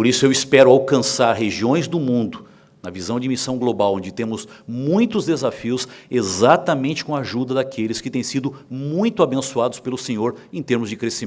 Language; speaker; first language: Portuguese; native; Portuguese